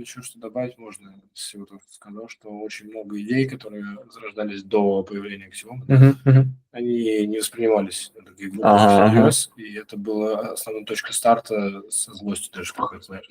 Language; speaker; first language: Russian; native; Russian